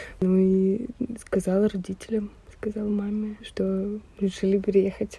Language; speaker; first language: Russian; native; Russian